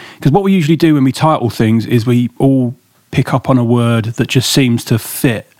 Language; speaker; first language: English; native; English